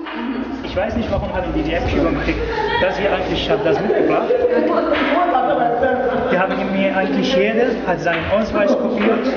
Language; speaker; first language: German; non-native, learner; Arabic